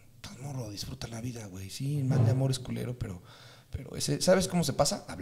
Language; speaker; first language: Spanish; native; Spanish